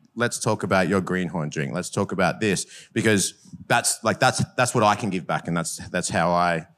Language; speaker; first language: English; native; English